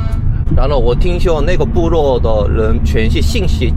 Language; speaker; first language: Chinese; non-native, fluent; Korean